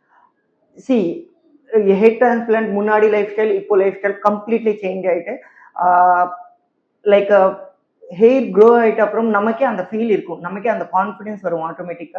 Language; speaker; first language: Tamil; non-native, learner; Telugu